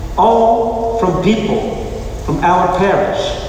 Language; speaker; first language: English; non-native, fluent; Portuguese